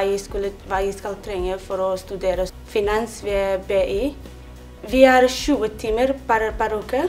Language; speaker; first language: Norwegian; non-native, fluent; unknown